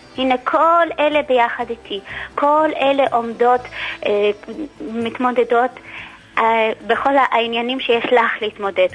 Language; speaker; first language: Hebrew; native; Hebrew